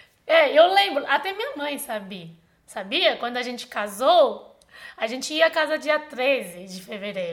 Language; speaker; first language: Portuguese; non-native, fluent; Chinese